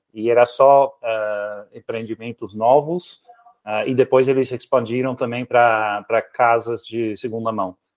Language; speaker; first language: Portuguese; non-native, fluent; Dutch